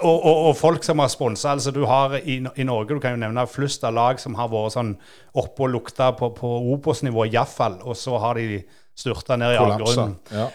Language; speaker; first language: Norwegian; native; Norwegian